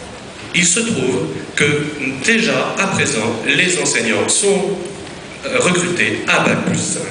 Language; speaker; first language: French; native; French